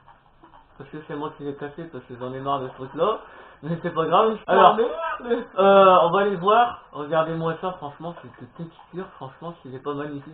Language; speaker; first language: French; native; French